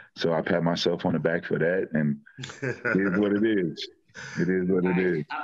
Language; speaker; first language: English; native; English